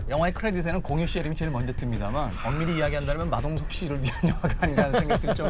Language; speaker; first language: Korean; native; Korean